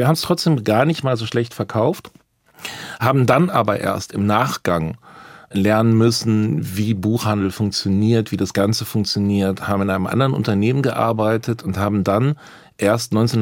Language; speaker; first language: German; native; German